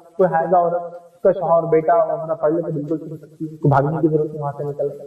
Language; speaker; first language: Urdu; native; Urdu